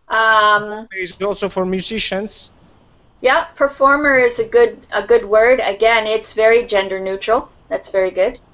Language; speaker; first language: English; native; English